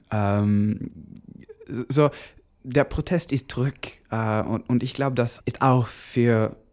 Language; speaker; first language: German; non-native, learner; Norwegian